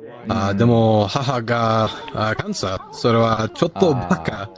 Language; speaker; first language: Japanese; non-native, learner; Spanish